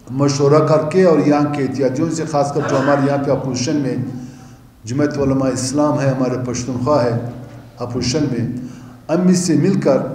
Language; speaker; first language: Urdu; non-native, local second language; Baluchi